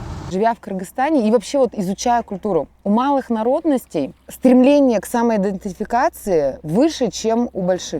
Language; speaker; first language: Russian; native; Russian